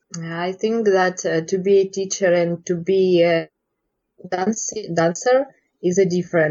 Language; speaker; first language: English; non-native, learner; Russian